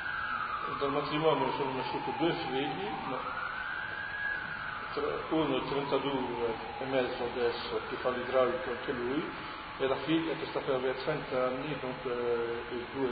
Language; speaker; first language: Italian; early bilingual, heritage; Italian